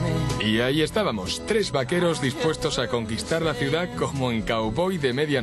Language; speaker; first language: Spanish; native; Spanish